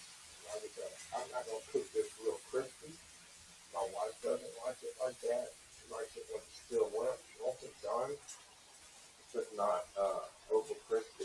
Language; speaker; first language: English; native; English